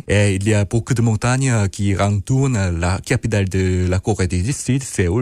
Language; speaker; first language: French; non-native, fluent; Korean